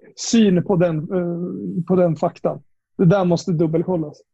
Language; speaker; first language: Swedish; native; Swedish